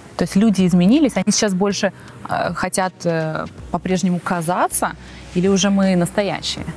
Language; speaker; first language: Russian; native; Russian